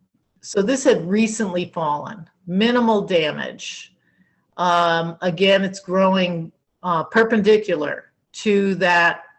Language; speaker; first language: English; native; English